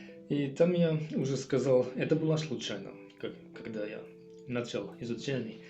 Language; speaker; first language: Russian; non-native, learner; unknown